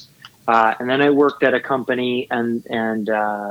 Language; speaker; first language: English; native; English